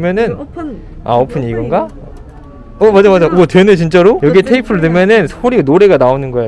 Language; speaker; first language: Chinese; native; Chinese